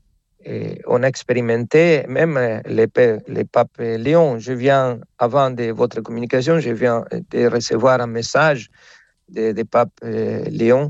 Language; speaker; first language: French; non-native, fluent; Spanish